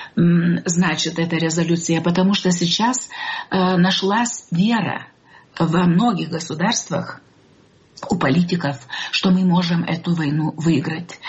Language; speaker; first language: Russian; non-native, local second language; Lithuanian